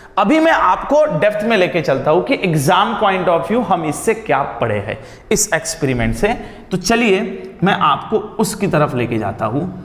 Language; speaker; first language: Hindi; non-native, local second language; Marathi